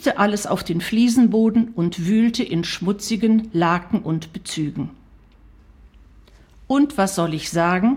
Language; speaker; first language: German; native; German